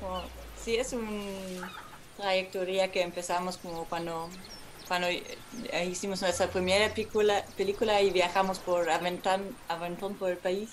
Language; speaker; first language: Spanish; non-native, fluent; German